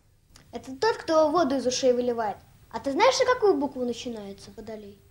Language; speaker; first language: Russian; native; Russian